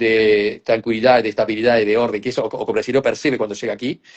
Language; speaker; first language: Portuguese; non-native, fluent; Spanish